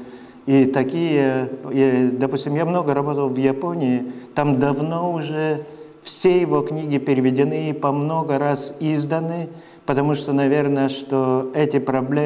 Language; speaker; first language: Russian; non-native, fluent; Lithuanian